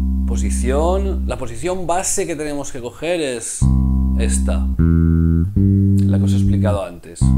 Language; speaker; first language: Spanish; native; Spanish